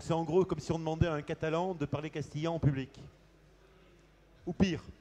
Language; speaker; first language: French; native; French